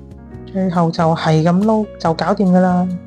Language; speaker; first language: Chinese; native; Chinese